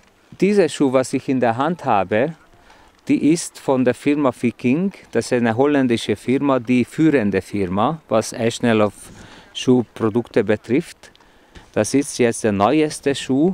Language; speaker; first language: German; non-native, fluent; Hungarian